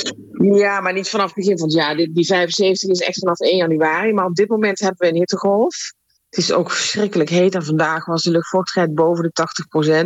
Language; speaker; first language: Dutch; native; Dutch